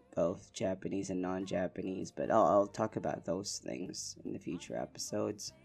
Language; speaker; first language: English; non-native, local second language; Filipino